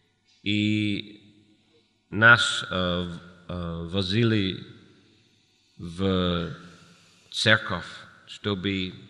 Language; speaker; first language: Russian; non-native, fluent; English